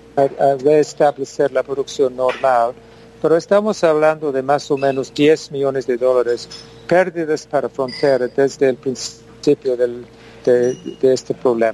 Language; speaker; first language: Spanish; non-native, fluent; English